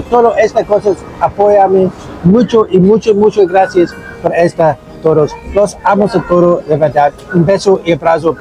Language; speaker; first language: Spanish; non-native, learner; English